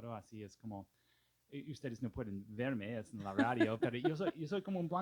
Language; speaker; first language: Spanish; non-native, fluent; English